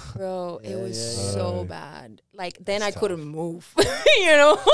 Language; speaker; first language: English; early bilingual, other home language; Spanish